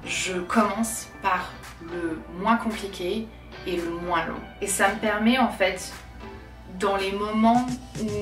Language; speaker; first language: French; native; French